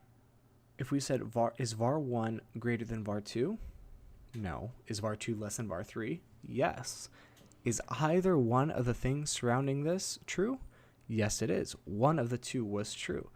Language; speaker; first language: English; native; English